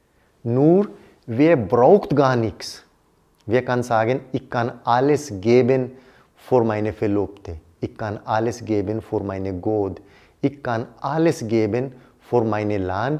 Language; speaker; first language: German; non-native, learner; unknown